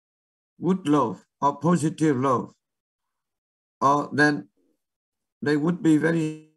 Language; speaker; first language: English; non-native, learner; Vietnamese